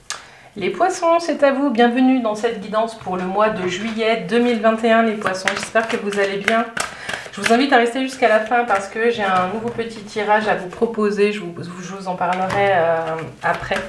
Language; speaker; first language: French; native; French